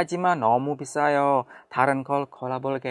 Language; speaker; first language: Korean; non-native, fluent; Indonesian